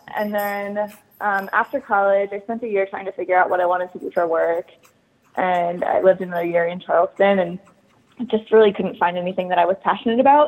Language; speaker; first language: English; native; English